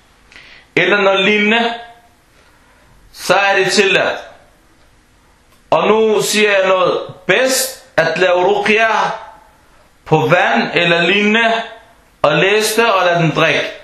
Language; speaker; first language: Danish; non-native, fluent; Arabic